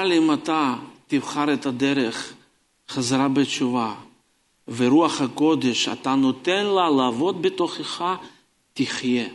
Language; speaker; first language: Hebrew; non-native, fluent; Russian